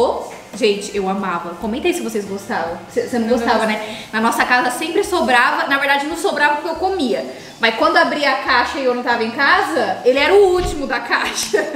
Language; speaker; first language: Portuguese; native; Portuguese